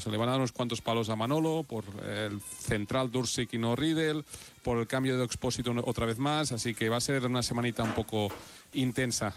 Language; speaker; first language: Spanish; native; Spanish